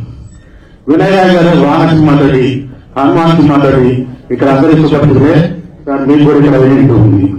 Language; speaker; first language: Telugu; native; Telugu